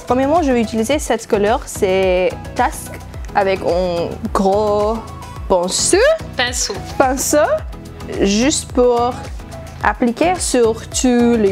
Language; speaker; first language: French; non-native, learner; English